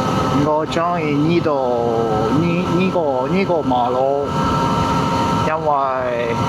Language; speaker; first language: Chinese; non-native, learner; Japanese